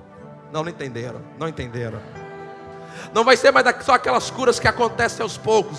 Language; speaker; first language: Portuguese; native; Portuguese